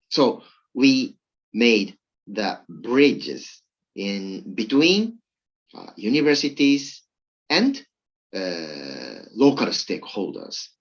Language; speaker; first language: English; non-native, learner; Japanese